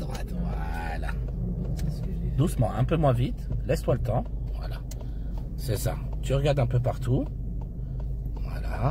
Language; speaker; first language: French; native; French